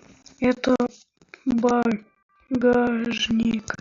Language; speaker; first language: Russian; native; Russian